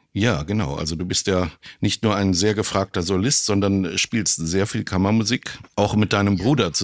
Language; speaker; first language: German; native; German